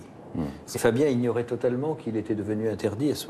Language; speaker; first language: French; native; French